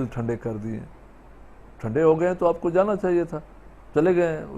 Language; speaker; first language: Urdu; non-native, local second language; Sindhi